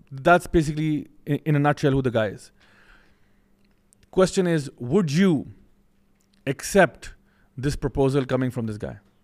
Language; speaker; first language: English; non-native, local second language; Urdu